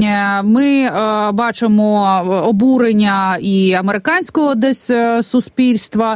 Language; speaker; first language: Ukrainian; native; Ukrainian